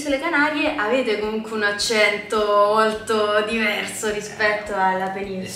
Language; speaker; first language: Italian; native; Italian